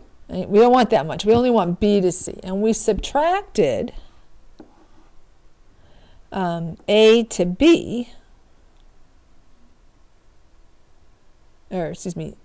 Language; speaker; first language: English; native; English